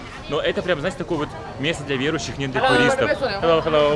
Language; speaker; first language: Russian; native; Russian